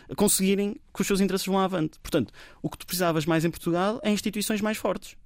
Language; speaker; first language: Portuguese; native; Portuguese